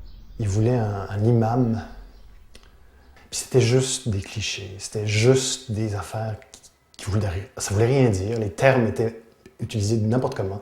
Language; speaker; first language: French; native; French